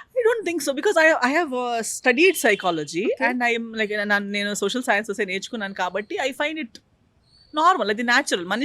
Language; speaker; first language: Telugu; non-native, fluent; Konkani